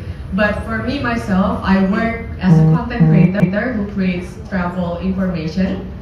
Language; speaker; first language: English; non-native, fluent; Indonesian